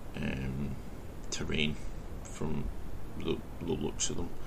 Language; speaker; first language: English; native; English